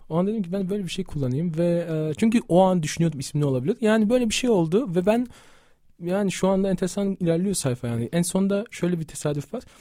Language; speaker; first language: Turkish; early bilingual, heritage; Turkish